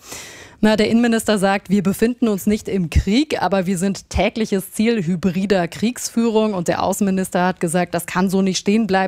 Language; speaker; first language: German; native; German